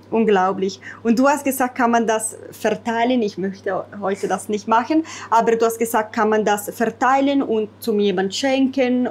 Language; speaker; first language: German; non-native, fluent; Italian